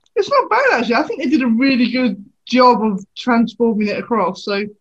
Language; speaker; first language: English; native; English